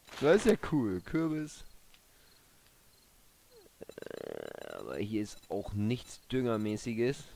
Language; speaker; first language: German; native; German